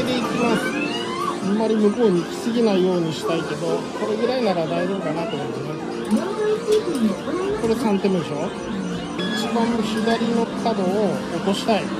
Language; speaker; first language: Japanese; native; Japanese